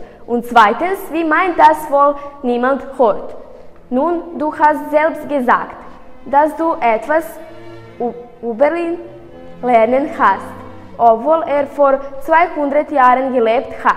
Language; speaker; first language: German; non-native, learner; Serbian